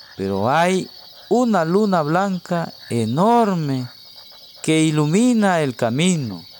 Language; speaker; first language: Spanish; native; Spanish